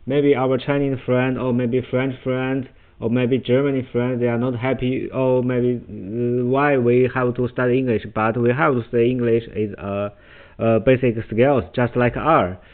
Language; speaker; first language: English; non-native, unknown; Chinese